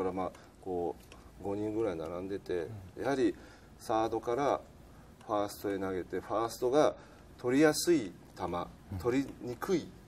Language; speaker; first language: Japanese; native; Japanese